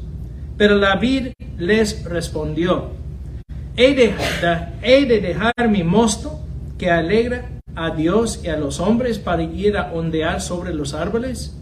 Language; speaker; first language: Spanish; non-native, fluent; English